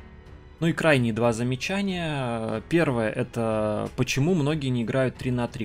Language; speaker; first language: Russian; native; Russian